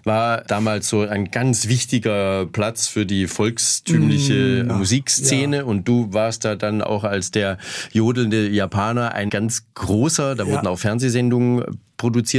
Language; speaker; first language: German; native; German